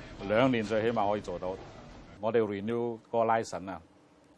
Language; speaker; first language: Cantonese; native; Cantonese